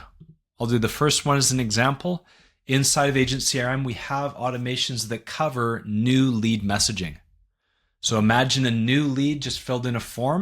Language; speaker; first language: English; native; English